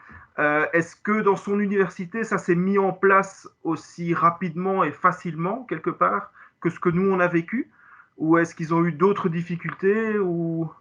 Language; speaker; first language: French; native; French